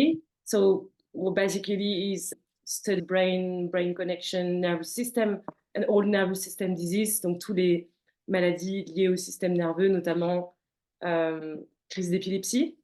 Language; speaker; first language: French; native; French